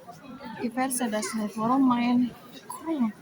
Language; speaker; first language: German; non-native, learner; Indonesian